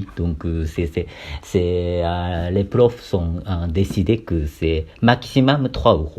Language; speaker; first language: French; non-native, learner; Japanese